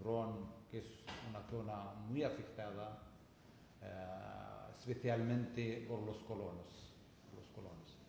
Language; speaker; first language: Spanish; non-native, fluent; Arabic